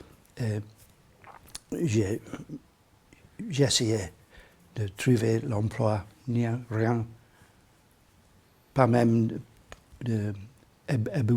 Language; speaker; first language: French; non-native, learner; English